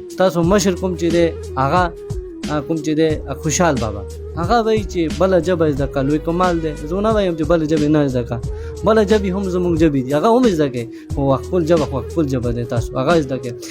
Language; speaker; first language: Pashto; non-native, local second language; Northern Hindko